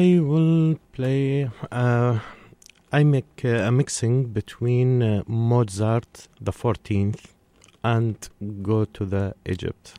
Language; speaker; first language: English; non-native, learner; Arabic